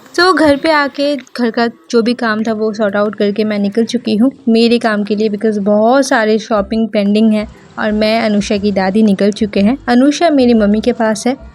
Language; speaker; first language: Hindi; non-native, local second language; Bangla